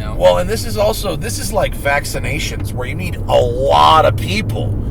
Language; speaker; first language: English; native; English